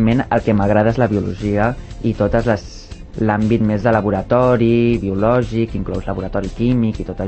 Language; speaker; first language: Catalan; native; Catalan